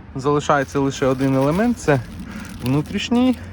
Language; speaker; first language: Ukrainian; non-native, fluent; Russian